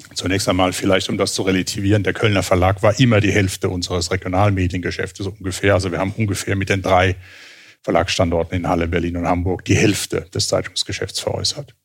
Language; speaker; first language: German; native; German